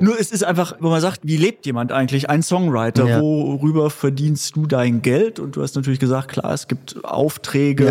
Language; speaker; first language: German; native; German